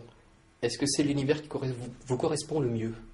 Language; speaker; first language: French; native; French